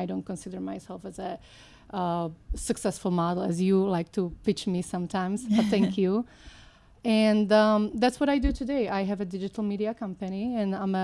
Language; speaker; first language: English; non-native, fluent; Slovak